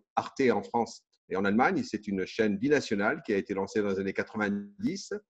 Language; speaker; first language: French; early bilingual, other home language; Kabyle